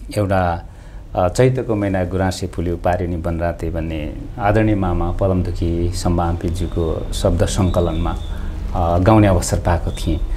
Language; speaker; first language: Nepali; non-native, local second language; Limbu